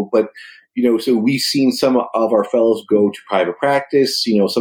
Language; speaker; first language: English; native; English